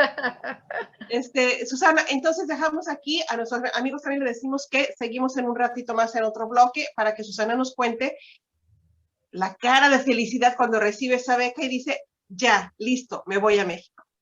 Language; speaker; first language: Spanish; native; Spanish